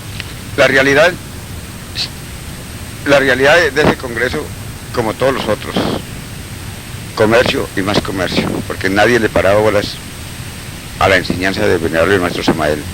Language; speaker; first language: Spanish; native; Spanish